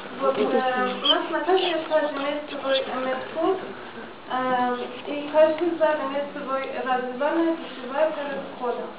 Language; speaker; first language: Russian; non-native, learner; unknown